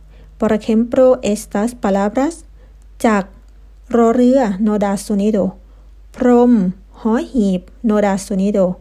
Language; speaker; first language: Spanish; non-native, fluent; Thai